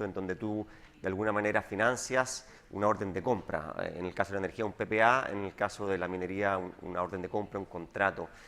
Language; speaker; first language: Spanish; native; Spanish